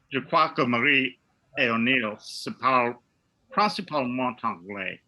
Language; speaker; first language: French; non-native, learner; English